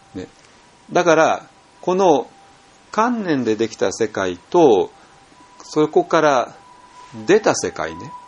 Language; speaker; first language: Japanese; native; Japanese